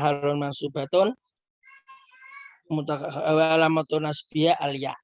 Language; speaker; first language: Arabic; non-native, fluent; Indonesian